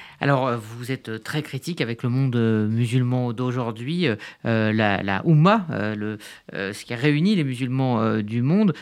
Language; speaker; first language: French; native; French